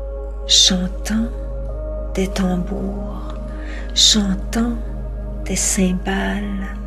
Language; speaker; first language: French; native; French